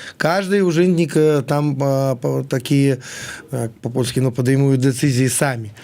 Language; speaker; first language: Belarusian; non-native, local second language; Russian